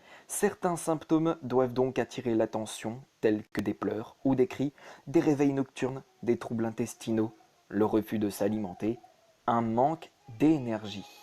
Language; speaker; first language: French; native; French